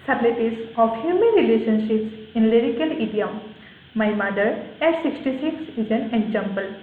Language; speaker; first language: English; non-native, local second language; Assamese